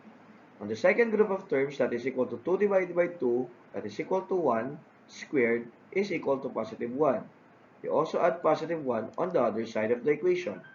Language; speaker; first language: English; non-native, local second language; Filipino